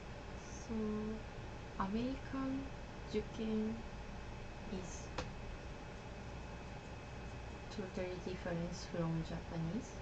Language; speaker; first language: English; non-native, learner; Japanese